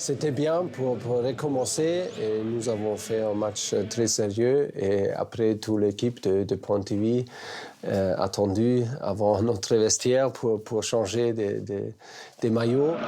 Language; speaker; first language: French; non-native, fluent; German